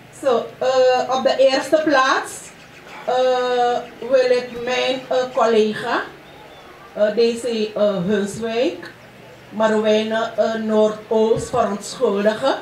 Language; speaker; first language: Dutch; non-native, local second language; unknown